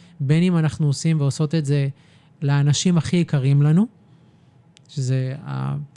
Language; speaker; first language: Hebrew; native; Hebrew